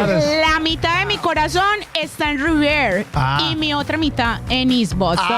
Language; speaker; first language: Spanish; native; Spanish